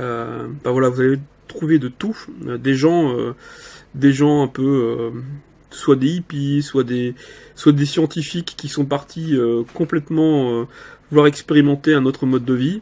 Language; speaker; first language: French; native; French